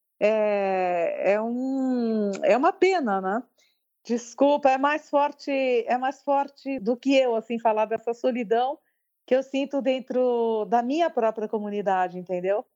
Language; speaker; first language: Portuguese; early bilingual, other home language; French